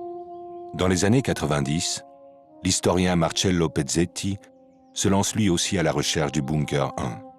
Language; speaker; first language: French; native; French